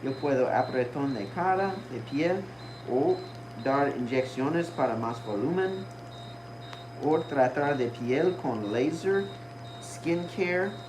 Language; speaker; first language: Spanish; non-native, learner; English